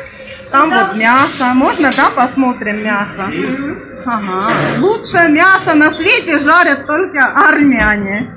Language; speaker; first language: Russian; non-native, local second language; Armenian